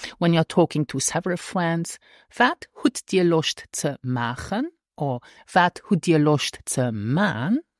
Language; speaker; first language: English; non-native, fluent; Luxembourgish